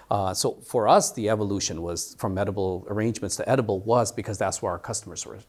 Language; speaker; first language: English; early bilingual, other home language; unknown